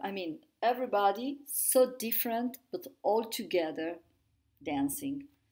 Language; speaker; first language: English; non-native, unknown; Italian